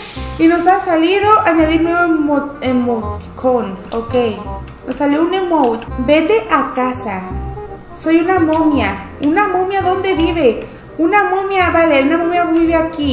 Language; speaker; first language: Spanish; native; Spanish